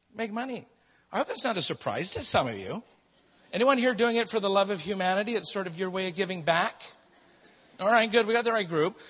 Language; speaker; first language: English; native; English